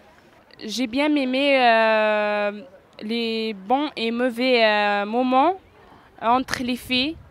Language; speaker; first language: French; non-native, learner; Arabic